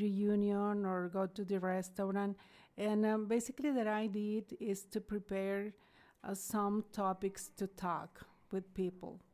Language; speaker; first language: English; non-native, learner; Spanish